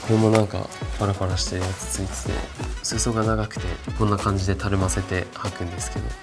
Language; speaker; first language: Japanese; native; Japanese